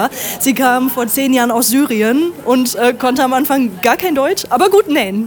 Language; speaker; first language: German; native; German